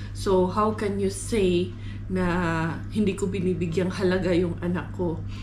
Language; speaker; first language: Filipino; non-native, local second language; Cebuano